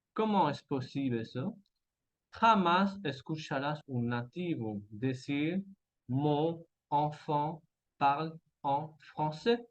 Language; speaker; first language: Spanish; non-native, fluent; French